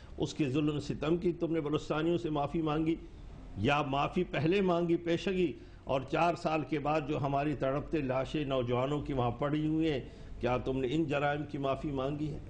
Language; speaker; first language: Urdu; non-native, local second language; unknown